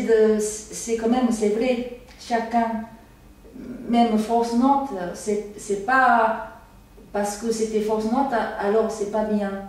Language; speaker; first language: French; non-native, learner; Japanese